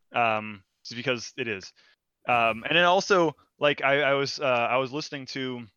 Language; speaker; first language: English; non-native, fluent; Portuguese